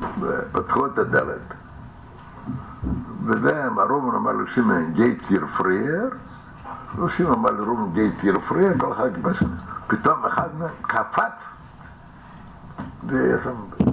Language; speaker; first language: Hebrew; non-native, fluent; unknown